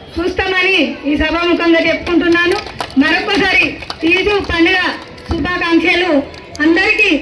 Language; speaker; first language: Telugu; native; Telugu